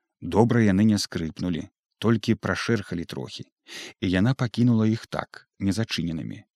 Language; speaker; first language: Belarusian; native; Belarusian